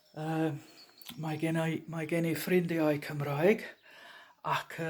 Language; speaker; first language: Welsh; non-native, learner; English